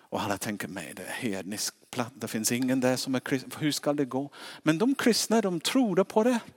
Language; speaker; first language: Swedish; non-native, fluent; English